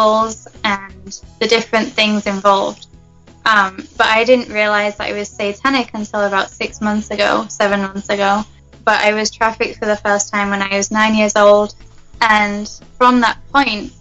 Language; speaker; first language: English; native; English